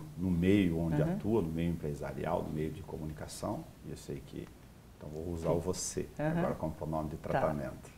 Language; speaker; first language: Portuguese; native; Portuguese